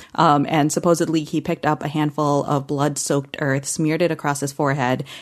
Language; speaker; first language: English; early bilingual, other home language; Hindi